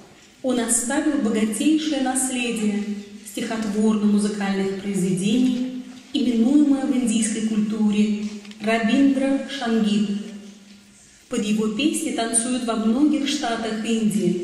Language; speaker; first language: Russian; native; Russian